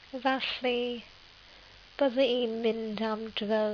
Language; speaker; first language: Welsh; non-native, learner; English